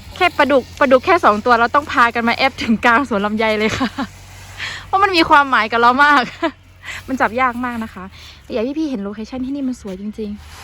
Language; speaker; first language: Thai; non-native, local second language; Western Kayah